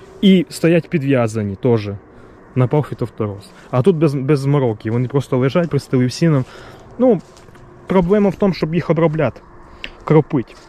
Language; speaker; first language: Ukrainian; native; Ukrainian